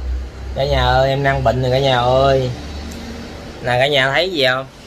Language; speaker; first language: Vietnamese; native; Vietnamese